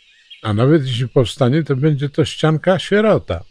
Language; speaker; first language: Polish; native; Polish